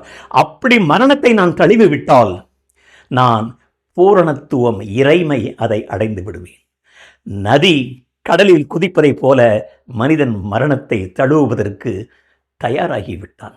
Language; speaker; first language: Tamil; native; Tamil